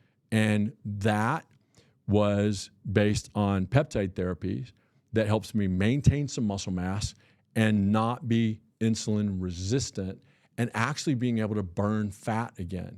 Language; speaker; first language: English; native; English